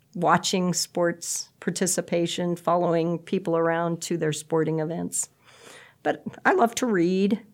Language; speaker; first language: English; native; English